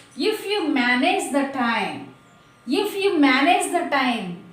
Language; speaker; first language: English; non-native, local second language; Telugu